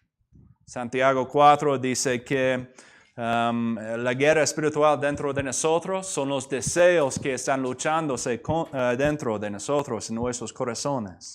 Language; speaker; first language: Spanish; non-native, fluent; English